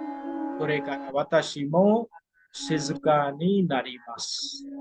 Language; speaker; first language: Japanese; non-native, fluent; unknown